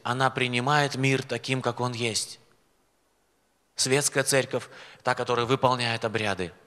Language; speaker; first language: Russian; native; Russian